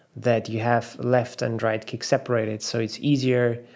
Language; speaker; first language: English; non-native, fluent; German